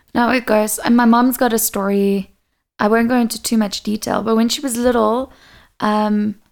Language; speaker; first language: English; non-native, local second language; Portuguese